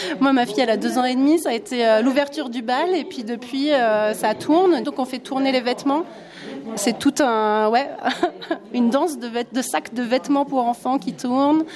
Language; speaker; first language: French; native; French